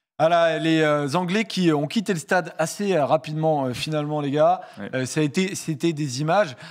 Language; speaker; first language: French; native; French